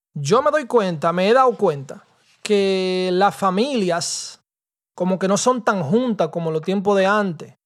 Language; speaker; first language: Spanish; early bilingual, heritage; Spanish